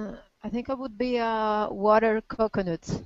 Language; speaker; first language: English; non-native, learner; Portuguese